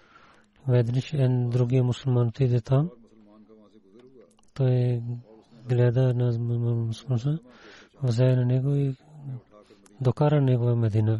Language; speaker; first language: Bulgarian; non-native, learner; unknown